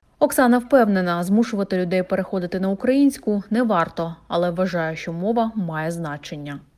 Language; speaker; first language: Ukrainian; native; Ukrainian